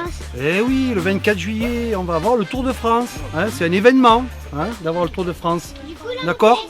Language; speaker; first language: French; native; French